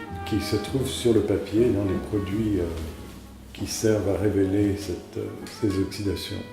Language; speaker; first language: French; non-native, fluent; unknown